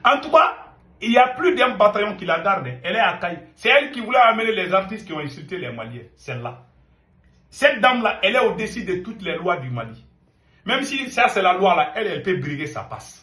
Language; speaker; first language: French; non-native, local second language; Bambara